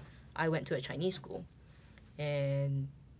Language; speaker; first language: English; non-native, local second language; Chinese